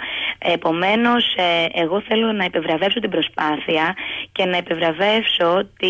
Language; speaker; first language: Greek; native; Greek